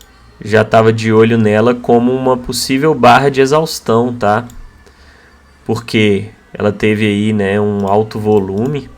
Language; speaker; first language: Portuguese; native; Portuguese